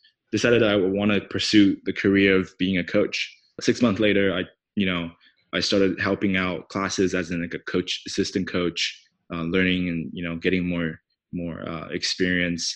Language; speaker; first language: English; non-native, fluent; Chinese